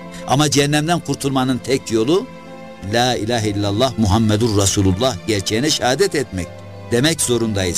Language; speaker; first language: Turkish; native; Turkish